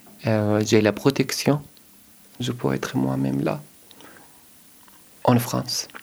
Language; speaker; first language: French; non-native, learner; Arabic